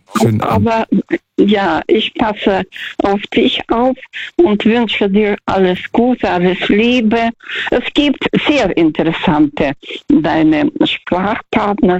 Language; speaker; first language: German; non-native, fluent; Russian